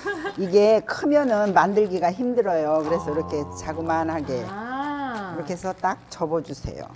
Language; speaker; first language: Korean; native; Korean